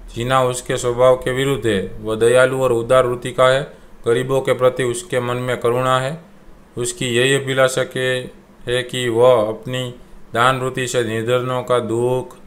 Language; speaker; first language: Hindi; non-native, local second language; Gujarati